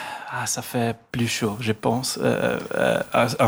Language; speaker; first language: French; non-native, learner; German